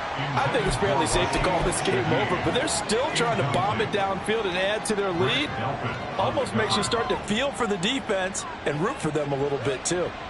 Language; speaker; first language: English; native; English